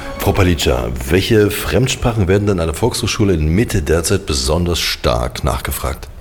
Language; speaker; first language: German; native; German